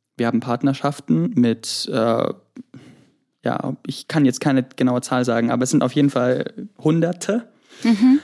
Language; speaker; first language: German; early bilingual, other home language; Greek